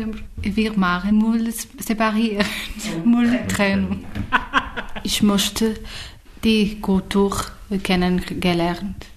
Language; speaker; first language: German; non-native, learner; Portuguese